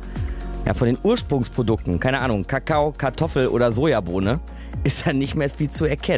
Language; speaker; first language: German; native; German